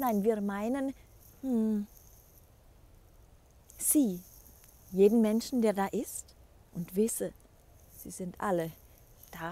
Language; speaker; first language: German; native; German